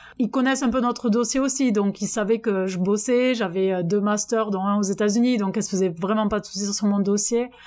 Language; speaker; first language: French; native; French